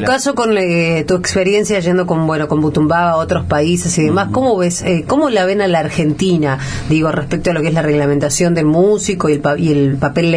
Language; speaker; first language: Spanish; native; Spanish